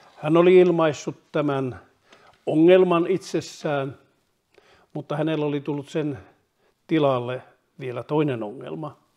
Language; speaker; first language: Finnish; native; Finnish